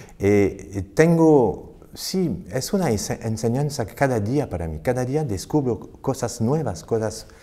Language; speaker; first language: Spanish; non-native, fluent; French